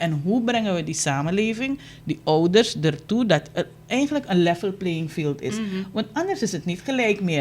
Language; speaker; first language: Dutch; native; Dutch